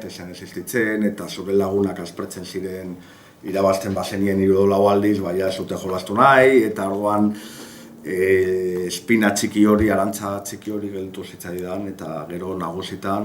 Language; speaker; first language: Basque; non-native, local second language; Spanish